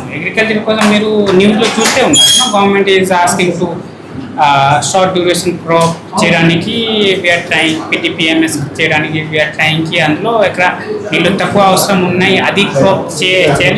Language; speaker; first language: Telugu; non-native, fluent; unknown